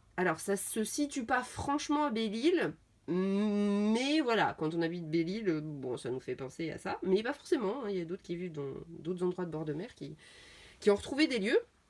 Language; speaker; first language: French; native; French